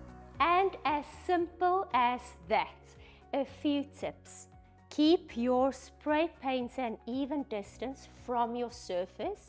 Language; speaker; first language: English; non-native, local second language; Afrikaans